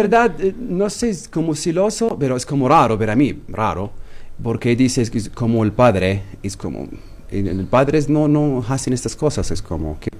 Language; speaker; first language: Spanish; non-native, learner; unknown